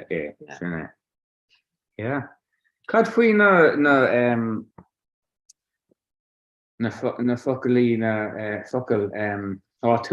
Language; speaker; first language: Irish; non-native, local second language; English